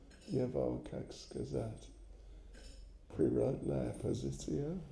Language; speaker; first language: Russian; non-native, learner; English